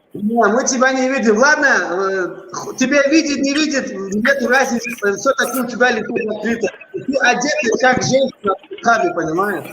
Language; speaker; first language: Russian; non-native, local second language; Tajik